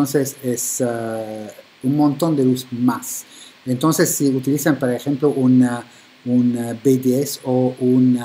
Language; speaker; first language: Spanish; non-native, fluent; Italian